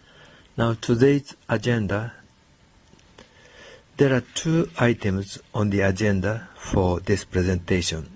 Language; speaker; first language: English; non-native, learner; Japanese